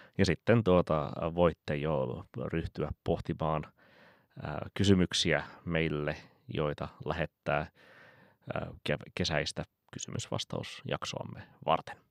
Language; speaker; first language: Finnish; native; Finnish